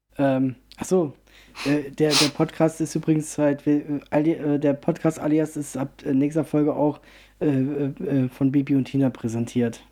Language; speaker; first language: German; early bilingual, other home language; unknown